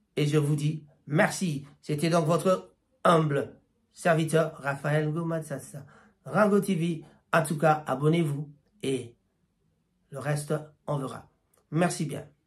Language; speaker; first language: French; non-native, local second language; Lingala